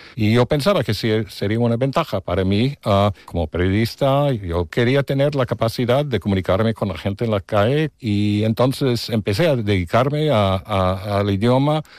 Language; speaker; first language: Spanish; non-native, fluent; English